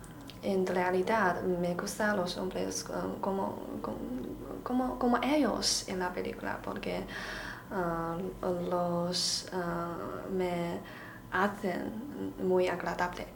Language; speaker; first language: Spanish; non-native, learner; Chinese